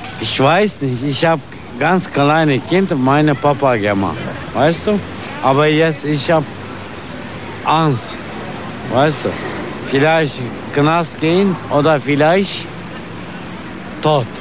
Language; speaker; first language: German; non-native, learner; Turkish